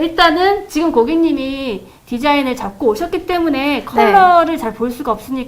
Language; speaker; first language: Korean; native; Korean